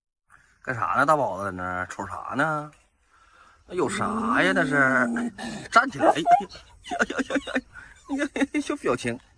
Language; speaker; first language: Chinese; native; Chinese